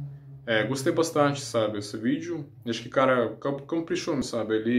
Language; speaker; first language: Portuguese; non-native, learner; Russian